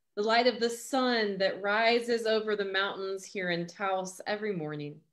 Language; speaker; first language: English; native; English